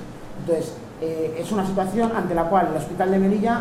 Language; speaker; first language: Spanish; native; Spanish